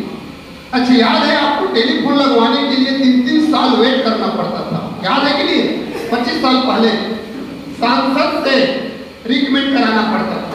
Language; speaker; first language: Hindi; native; Hindi